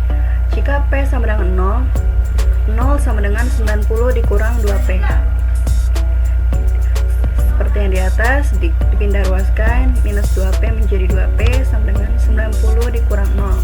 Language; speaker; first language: Indonesian; native; Indonesian